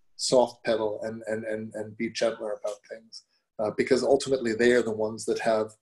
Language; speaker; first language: English; early bilingual, other home language; German